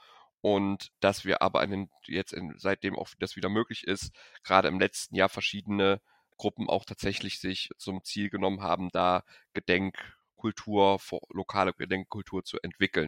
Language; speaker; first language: German; native; German